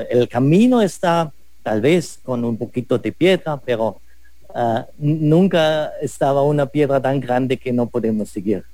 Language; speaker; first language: Spanish; non-native, fluent; German